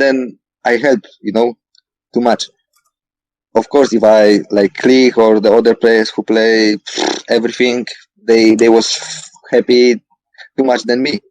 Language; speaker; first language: English; non-native, learner; Polish